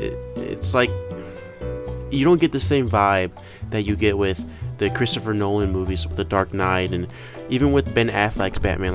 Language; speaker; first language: English; native; English